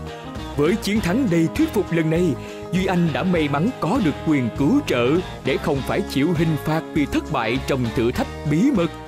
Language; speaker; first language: Vietnamese; native; Vietnamese